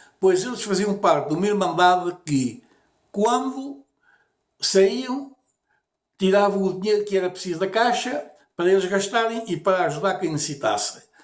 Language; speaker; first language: Portuguese; native; Portuguese